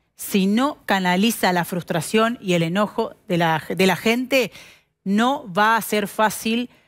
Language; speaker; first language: Spanish; native; Spanish